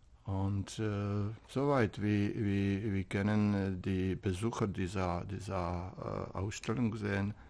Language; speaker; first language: German; non-native, fluent; Czech